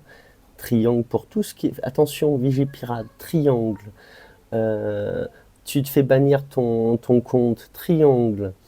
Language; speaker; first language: French; native; French